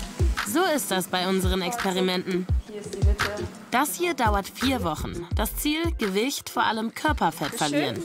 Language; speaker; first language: German; native; German